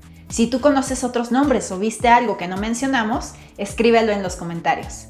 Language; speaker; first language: Spanish; native; Spanish